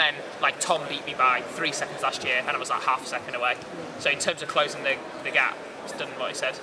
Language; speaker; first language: English; native; English